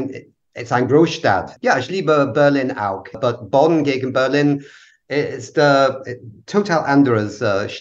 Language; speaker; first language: German; non-native, learner; English